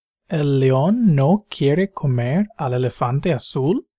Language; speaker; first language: Spanish; non-native, fluent; English